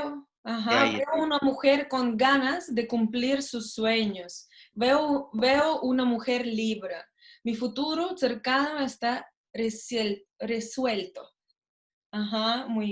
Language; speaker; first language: Spanish; non-native, learner; Russian